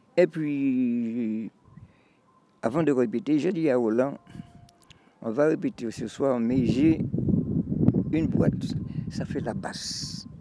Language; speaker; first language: French; native; French